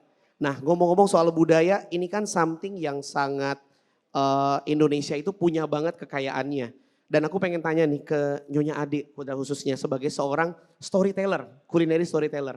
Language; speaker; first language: Indonesian; native; Indonesian